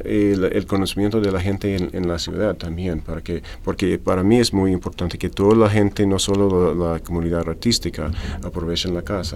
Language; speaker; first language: Spanish; non-native, fluent; English